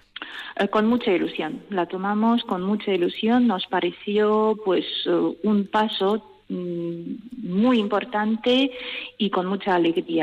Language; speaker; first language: Spanish; non-native, fluent; Russian